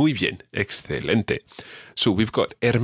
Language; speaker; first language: Spanish; non-native, fluent; English